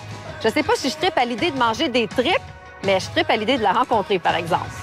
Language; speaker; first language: French; native; French